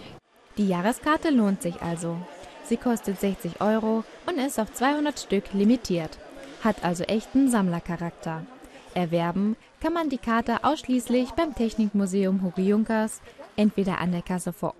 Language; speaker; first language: German; native; German